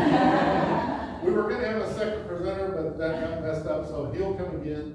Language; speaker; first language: English; native; English